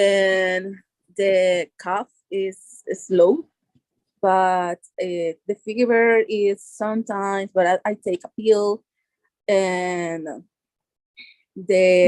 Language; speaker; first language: English; non-native, learner; Spanish